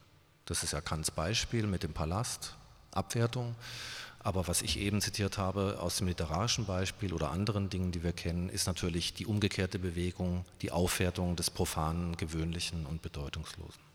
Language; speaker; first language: German; native; German